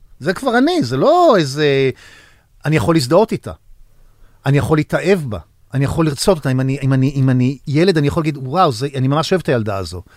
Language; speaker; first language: Hebrew; native; Hebrew